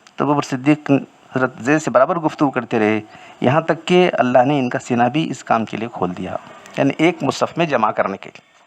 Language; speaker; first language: Urdu; native; Urdu